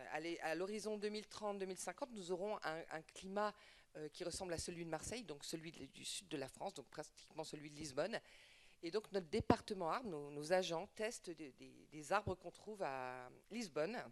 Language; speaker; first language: French; native; French